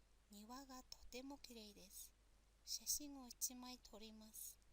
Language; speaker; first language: Japanese; non-native, fluent; Mongolian